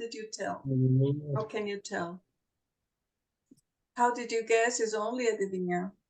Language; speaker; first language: English; non-native, fluent; Portuguese